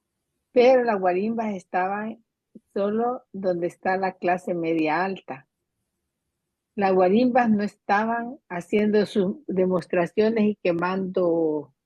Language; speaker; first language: Spanish; native; Spanish